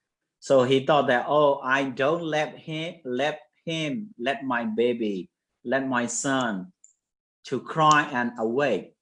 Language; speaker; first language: English; non-native, fluent; Mon